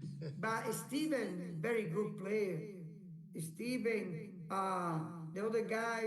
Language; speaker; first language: English; non-native, learner; Spanish